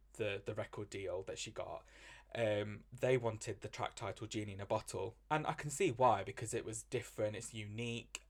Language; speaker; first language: English; native; English